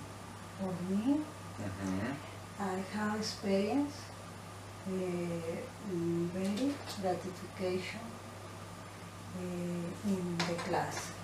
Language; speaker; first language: English; non-native, learner; Spanish